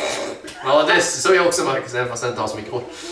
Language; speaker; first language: Swedish; native; Swedish